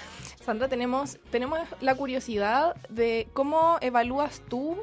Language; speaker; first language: Spanish; native; Spanish